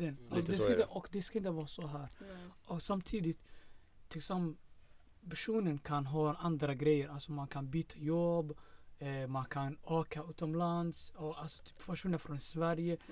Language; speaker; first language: Swedish; non-native, fluent; Somali